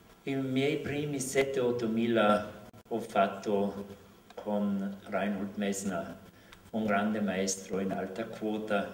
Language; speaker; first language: Italian; non-native, local second language; German